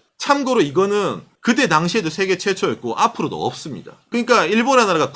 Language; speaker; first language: Korean; native; Korean